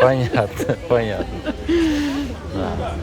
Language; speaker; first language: Russian; non-native, learner; Dutch